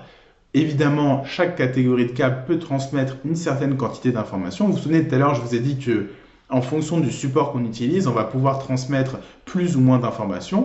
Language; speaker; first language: French; native; French